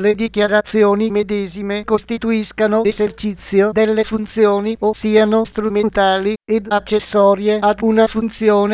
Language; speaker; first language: Italian; native; Italian